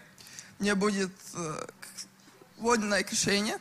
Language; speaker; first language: Russian; non-native, local second language; Latvian